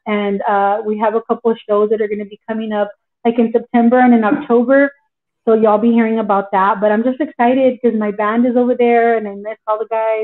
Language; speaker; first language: English; early bilingual, other home language; Spanish